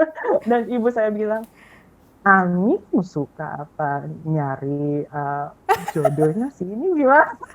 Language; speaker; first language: Indonesian; non-native, fluent; Filipino